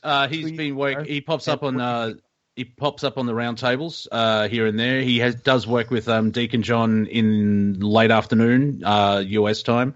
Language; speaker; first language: English; native; English